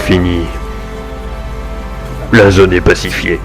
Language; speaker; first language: French; native; French